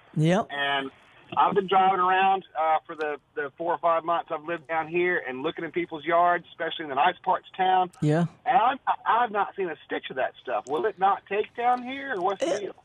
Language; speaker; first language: English; native; English